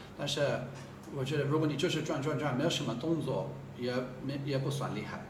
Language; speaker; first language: Chinese; non-native, fluent; English